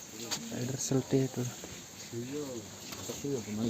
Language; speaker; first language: Hindi; non-native, local second language; Assamese